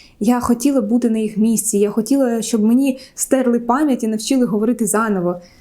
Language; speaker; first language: Ukrainian; non-native, local second language; Russian